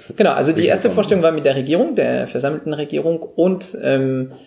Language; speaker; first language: German; non-native, fluent; French